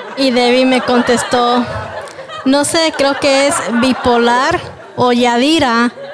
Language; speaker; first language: Spanish; early bilingual, heritage; Spanish